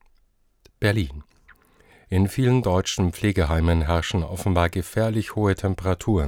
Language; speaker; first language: German; native; German